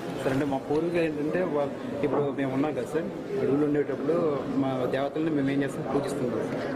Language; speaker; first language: Telugu; non-native, local second language; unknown